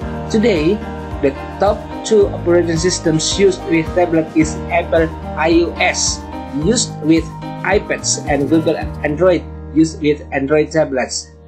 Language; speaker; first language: English; non-native, fluent; Indonesian